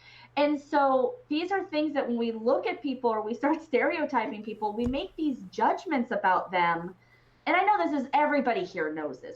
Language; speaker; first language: English; native; English